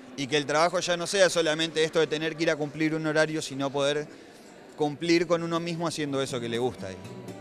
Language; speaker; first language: Spanish; native; Spanish